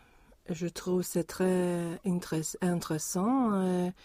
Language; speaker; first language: French; non-native, learner; Swedish